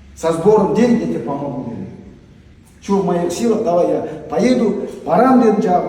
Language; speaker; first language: Russian; non-native, local second language; Kazakh